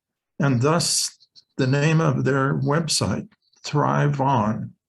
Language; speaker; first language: English; native; English